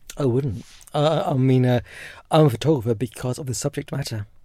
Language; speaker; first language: English; native; English